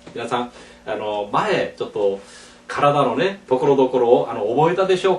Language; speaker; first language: Japanese; non-native, fluent; Korean